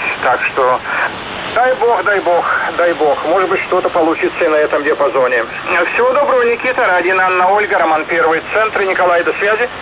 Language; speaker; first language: Russian; native; Russian